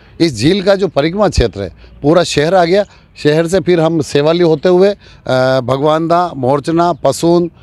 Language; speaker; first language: Hindi; native; Hindi